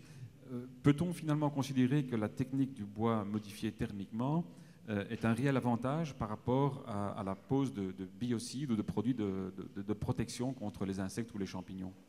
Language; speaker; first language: French; native; French